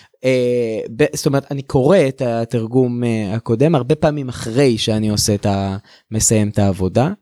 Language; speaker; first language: Hebrew; native; Hebrew